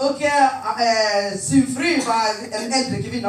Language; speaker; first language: Swedish; non-native, fluent; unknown